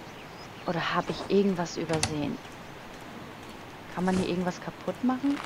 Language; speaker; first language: German; native; German